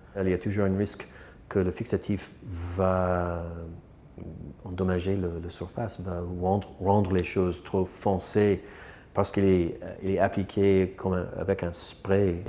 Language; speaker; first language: French; non-native, fluent; English